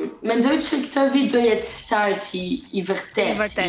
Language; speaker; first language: Albanian; early bilingual, heritage; Albanian